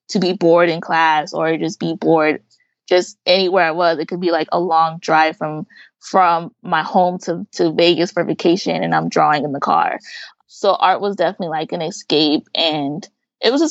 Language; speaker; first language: English; native; English